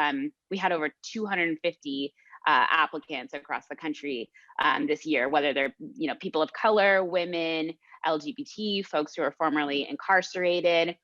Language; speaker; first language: English; native; English